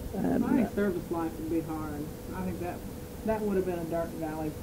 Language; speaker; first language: English; native; English